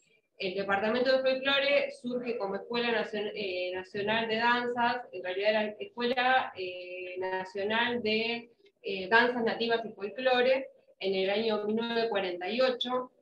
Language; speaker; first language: Spanish; native; Spanish